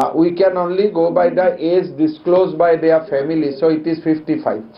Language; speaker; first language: English; non-native, local second language; Assamese